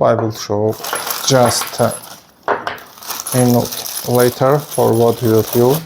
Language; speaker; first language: English; non-native, fluent; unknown